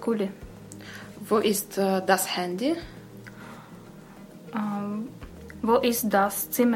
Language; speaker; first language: German; non-native, learner; Russian